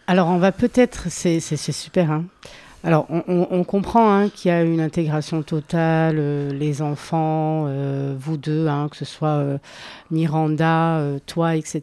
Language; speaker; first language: French; native; French